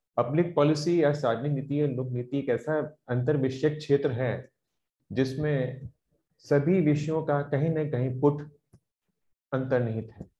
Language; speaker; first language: Hindi; native; Hindi